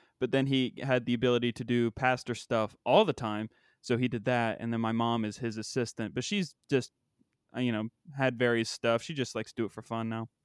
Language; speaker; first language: English; native; English